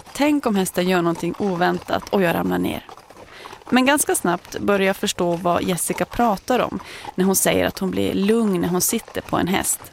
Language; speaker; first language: Swedish; native; Swedish